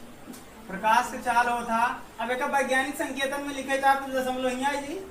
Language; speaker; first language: Hindi; native; Hindi